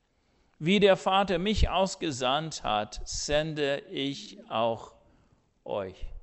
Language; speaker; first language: German; non-native, fluent; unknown